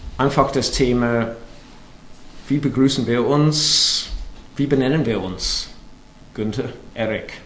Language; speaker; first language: German; non-native, fluent; English